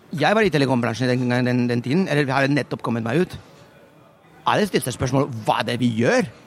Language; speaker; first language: Norwegian; non-native, fluent; Spanish